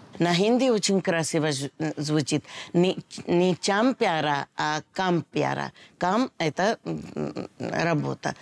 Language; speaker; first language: Russian; non-native, fluent; Hindi